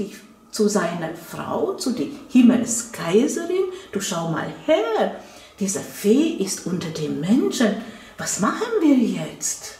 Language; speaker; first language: German; non-native, fluent; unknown